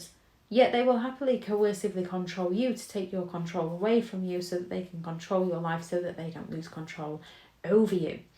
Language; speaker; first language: English; native; English